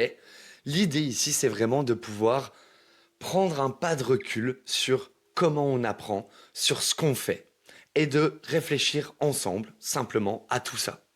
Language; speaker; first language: French; native; French